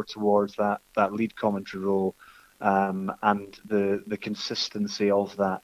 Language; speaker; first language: English; native; English